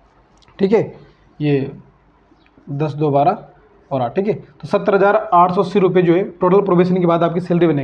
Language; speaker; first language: Hindi; native; Hindi